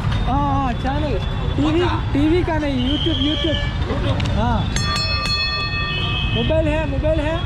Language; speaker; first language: Hindi; non-native, local second language; Malayalam